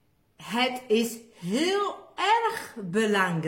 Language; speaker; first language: Dutch; non-native, fluent; Polish